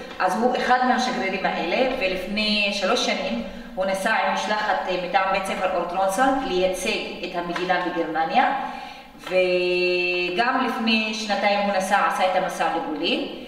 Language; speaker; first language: Hebrew; non-native, local second language; Arabic